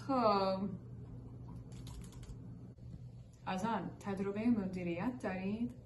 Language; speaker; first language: Persian; non-native, learner; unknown